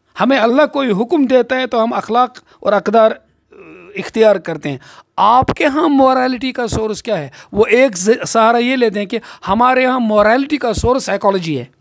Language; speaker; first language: Urdu; non-native, local second language; Kashmiri